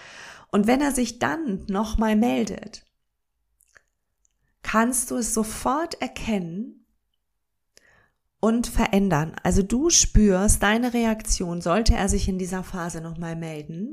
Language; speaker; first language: German; native; German